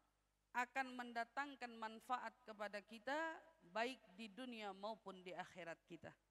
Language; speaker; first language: Indonesian; native; Indonesian